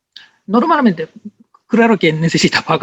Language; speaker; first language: Spanish; non-native, learner; Japanese